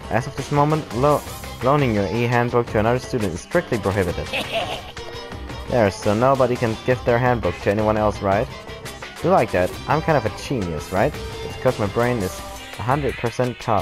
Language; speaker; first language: English; non-native, fluent; German